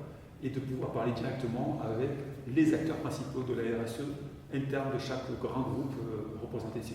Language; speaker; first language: French; native; French